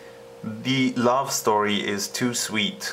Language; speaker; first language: English; non-native, fluent; German